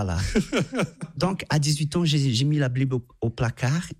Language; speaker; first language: French; non-native, fluent; Portuguese